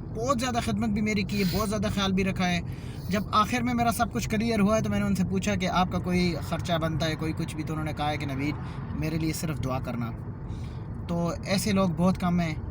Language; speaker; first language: Urdu; non-native, local second language; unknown